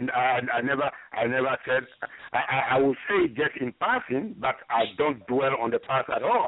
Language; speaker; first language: English; non-native, fluent; French